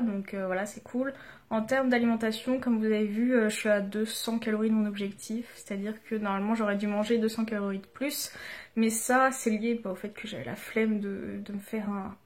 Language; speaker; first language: French; native; French